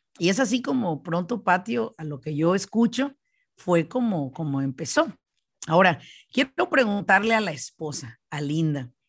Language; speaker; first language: Spanish; native; Spanish